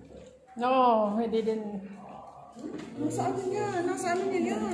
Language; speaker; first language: English; non-native, fluent; Filipino